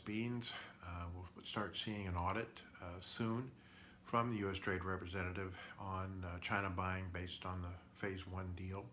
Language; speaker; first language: English; native; English